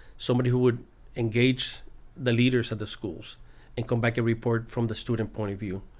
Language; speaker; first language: English; early bilingual, other home language; Spanish